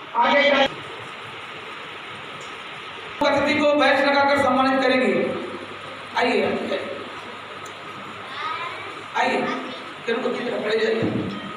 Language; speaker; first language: Hindi; native; Hindi